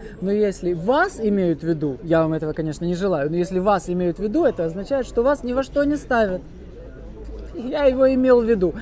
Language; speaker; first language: Russian; native; Russian